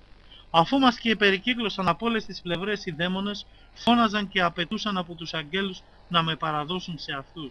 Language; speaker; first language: Greek; native; Greek